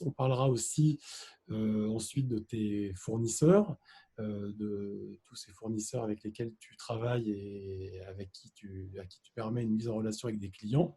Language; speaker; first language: French; native; French